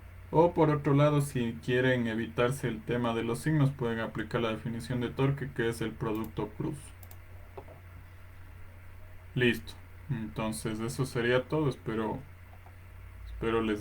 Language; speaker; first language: Spanish; native; Spanish